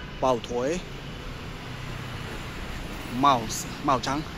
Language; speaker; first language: Vietnamese; non-native, learner; Japanese